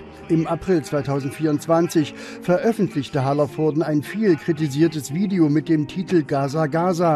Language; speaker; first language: German; native; German